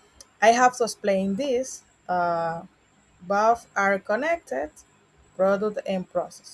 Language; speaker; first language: English; non-native, learner; Spanish